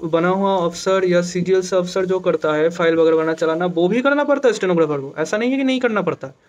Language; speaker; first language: Hindi; non-native, local second language; Bangla